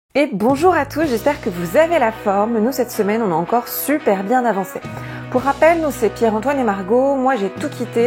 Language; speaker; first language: French; native; French